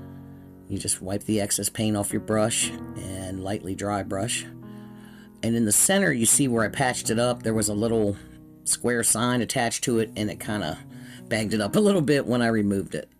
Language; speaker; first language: English; native; English